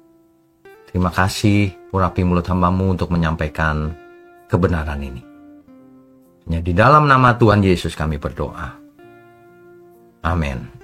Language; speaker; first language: Indonesian; native; Indonesian